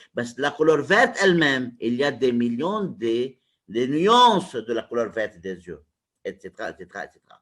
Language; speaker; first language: French; non-native, local second language; Arabic